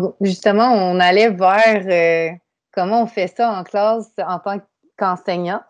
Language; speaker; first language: French; native; French